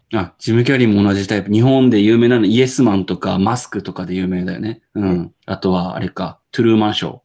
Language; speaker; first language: Japanese; native; Japanese